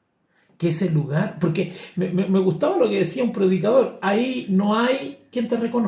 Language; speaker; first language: Spanish; native; Spanish